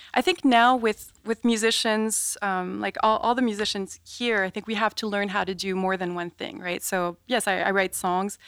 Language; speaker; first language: English; non-native, fluent; French